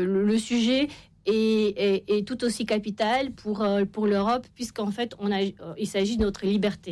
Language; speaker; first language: French; non-native, fluent; Romanian